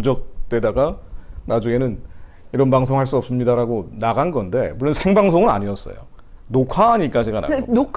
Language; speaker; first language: Korean; native; Korean